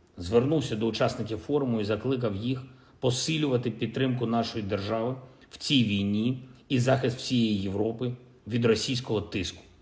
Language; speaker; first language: Ukrainian; non-native, local second language; Russian